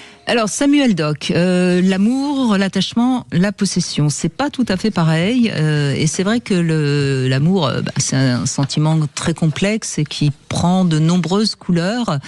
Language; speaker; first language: French; native; French